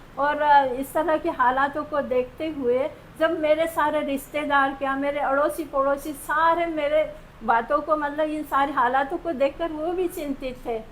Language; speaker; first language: Hindi; non-native, local second language; Marathi